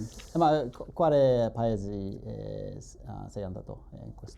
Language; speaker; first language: Italian; non-native, learner; Japanese